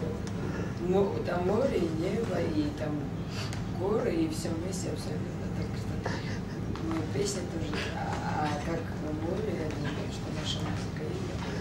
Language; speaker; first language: Russian; non-native, fluent; Georgian